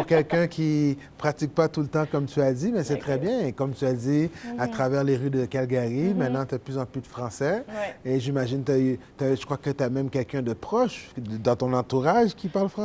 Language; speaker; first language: French; native; French